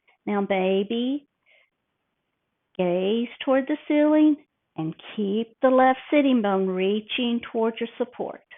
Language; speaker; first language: English; native; English